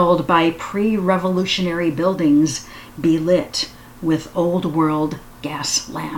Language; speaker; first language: English; native; English